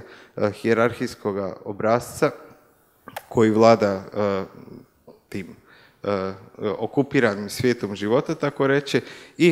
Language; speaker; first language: Croatian; native; Croatian